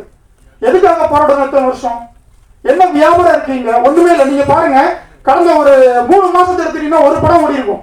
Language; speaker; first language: Tamil; native; Tamil